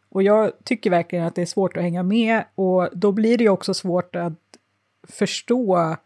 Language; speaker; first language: Swedish; native; Swedish